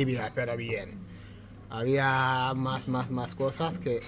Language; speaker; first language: Spanish; non-native, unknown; Wolof